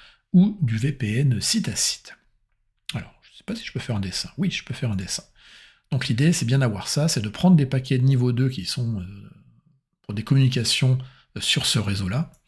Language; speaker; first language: French; native; French